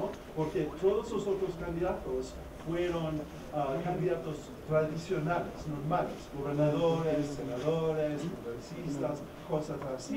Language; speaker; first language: Spanish; non-native, fluent; English